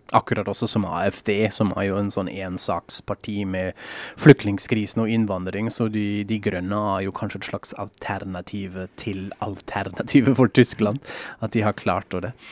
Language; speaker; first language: Norwegian; non-native, fluent; German